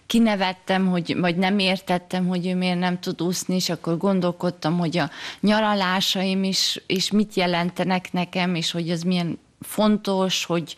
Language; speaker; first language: Hungarian; early bilingual, heritage; German